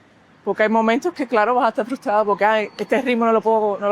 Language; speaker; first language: Spanish; early bilingual, heritage; Spanish